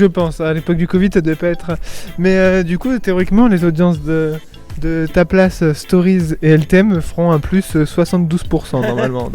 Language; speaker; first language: French; native; French